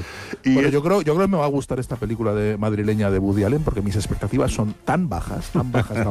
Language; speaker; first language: Spanish; native; Spanish